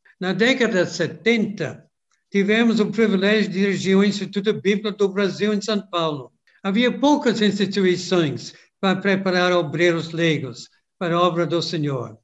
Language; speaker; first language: Portuguese; non-native, fluent; English